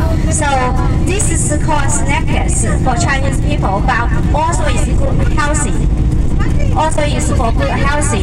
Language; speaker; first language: English; non-native, learner; Chinese